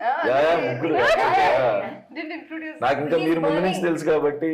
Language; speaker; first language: Telugu; native; Telugu